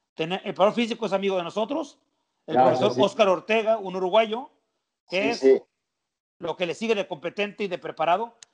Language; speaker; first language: Spanish; native; Spanish